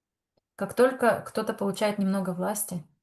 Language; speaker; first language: Russian; native; Russian